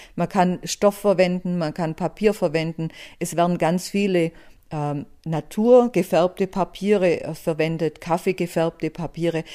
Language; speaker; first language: German; native; German